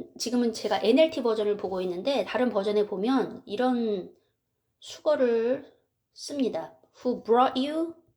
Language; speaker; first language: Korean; native; Korean